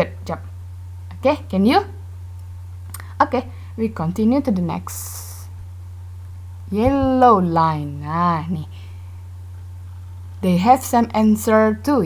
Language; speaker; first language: English; non-native, learner; Indonesian